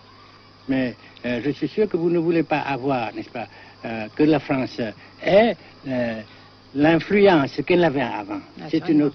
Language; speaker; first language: French; non-native, local second language; Vietnamese